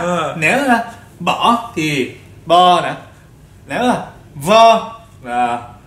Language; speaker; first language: Vietnamese; non-native, learner; Japanese